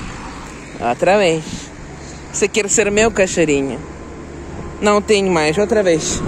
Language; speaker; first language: Portuguese; non-native, learner; Ukrainian